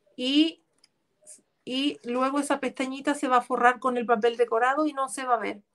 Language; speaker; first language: Spanish; native; Spanish